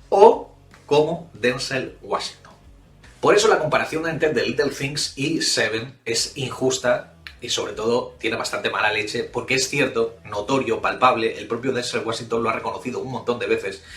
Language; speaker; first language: Spanish; native; Spanish